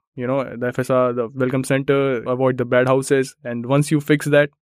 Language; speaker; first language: English; non-native, local second language; Hindi